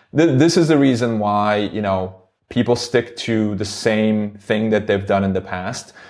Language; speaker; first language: English; non-native, fluent; Turkish